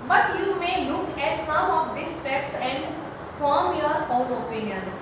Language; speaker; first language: English; non-native, local second language; Gujarati